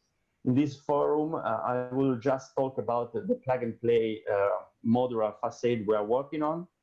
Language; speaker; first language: English; non-native, fluent; Italian